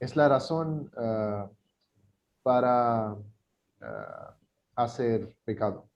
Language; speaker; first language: Spanish; non-native, learner; English